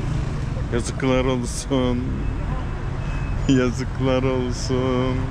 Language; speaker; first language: Turkish; native; Turkish